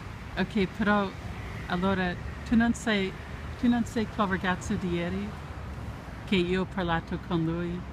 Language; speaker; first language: Italian; non-native, learner; English